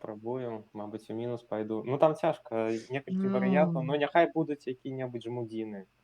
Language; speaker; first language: Belarusian; non-native, local second language; Russian